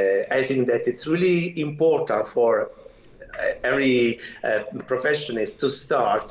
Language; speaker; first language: English; non-native, fluent; Italian